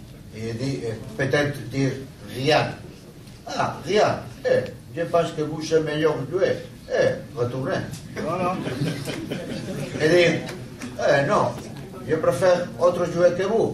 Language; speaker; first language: French; non-native, learner; Spanish